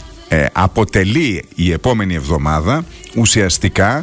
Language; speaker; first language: Greek; native; Greek